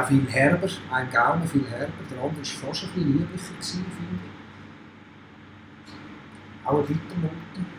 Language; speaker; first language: German; native; German